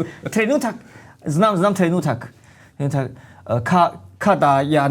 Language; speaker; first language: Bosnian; non-native, learner; Chinese